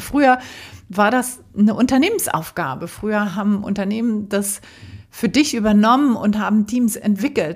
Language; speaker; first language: German; native; German